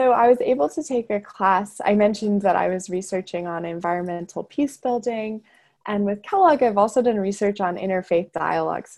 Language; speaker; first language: English; native; English